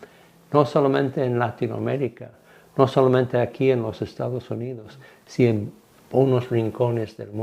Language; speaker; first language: Spanish; non-native, fluent; English